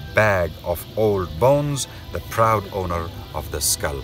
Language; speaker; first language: English; non-native, local second language; Hazaragi